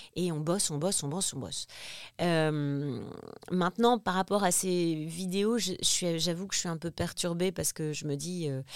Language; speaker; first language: French; native; French